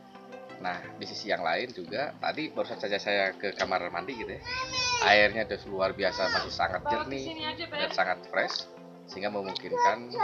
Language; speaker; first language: Indonesian; native; Indonesian